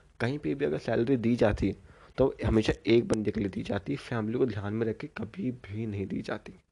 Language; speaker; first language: Hindi; native; Hindi